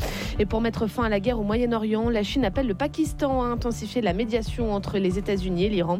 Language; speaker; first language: French; native; French